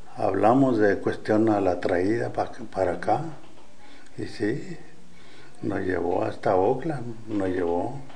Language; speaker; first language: Spanish; native; Spanish